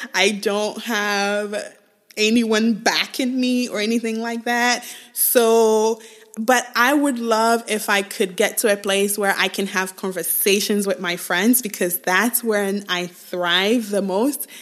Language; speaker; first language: English; non-native, local second language; Igbo